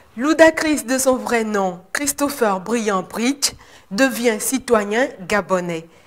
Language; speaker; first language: French; non-native, local second language; Yoruba